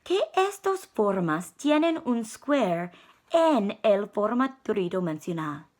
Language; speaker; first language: Spanish; non-native, learner; English